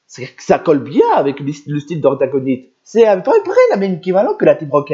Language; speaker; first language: French; native; French